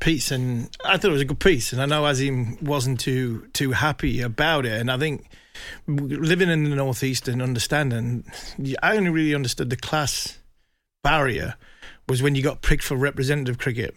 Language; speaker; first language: English; native; English